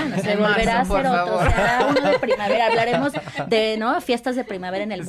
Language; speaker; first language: Spanish; native; Spanish